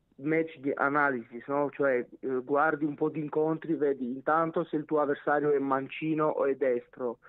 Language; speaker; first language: Italian; non-native, fluent; Armenian